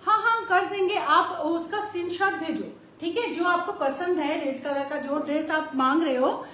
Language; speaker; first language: Hindi; non-native, local second language; Bangla